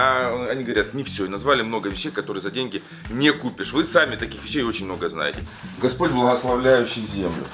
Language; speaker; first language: Russian; native; Russian